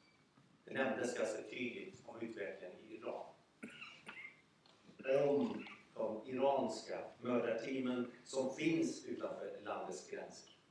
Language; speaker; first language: Swedish; early bilingual, other home language; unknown